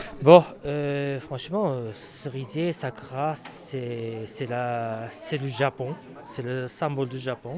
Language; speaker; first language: French; non-native, learner; Japanese